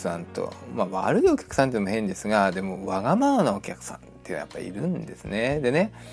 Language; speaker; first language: Japanese; native; Japanese